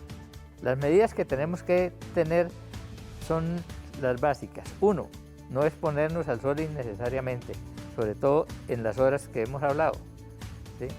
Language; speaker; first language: Spanish; native; Spanish